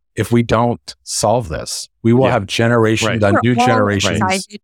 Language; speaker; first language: English; native; English